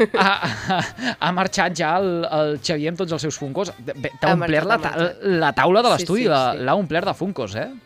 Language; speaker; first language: Catalan; native; Catalan